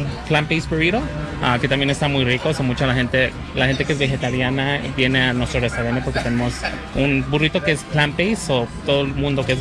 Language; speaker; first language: Spanish; early bilingual, heritage; Spanish